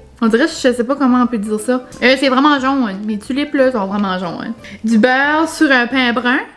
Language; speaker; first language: French; native; French